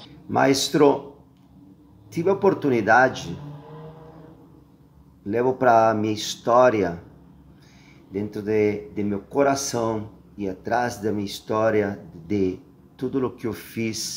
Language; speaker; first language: Portuguese; non-native, fluent; Spanish